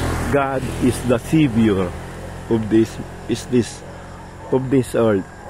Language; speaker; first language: English; non-native, local second language; Filipino